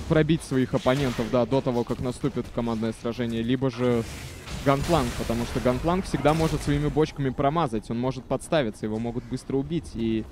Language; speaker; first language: Russian; native; Russian